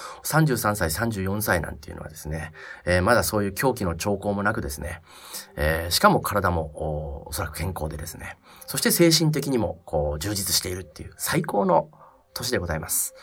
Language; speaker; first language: Japanese; native; Japanese